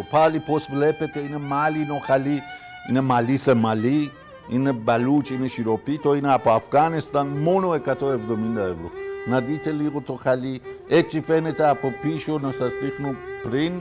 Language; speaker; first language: Greek; non-native, learner; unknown